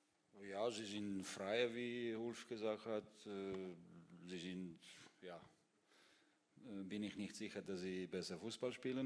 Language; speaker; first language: German; non-native, fluent; Russian